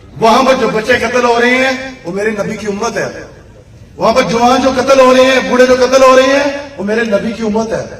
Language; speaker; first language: Urdu; early bilingual, heritage; Urdu